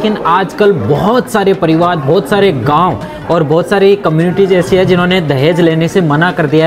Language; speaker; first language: Hindi; native; Hindi